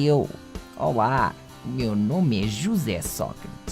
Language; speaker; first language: Portuguese; native; Portuguese